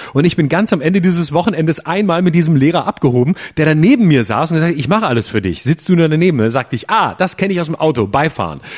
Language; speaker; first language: German; native; German